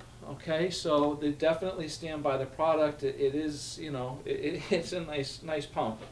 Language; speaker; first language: English; native; English